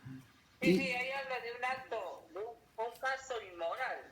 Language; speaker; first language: Spanish; native; Spanish